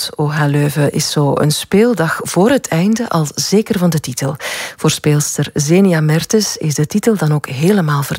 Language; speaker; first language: Dutch; native; Dutch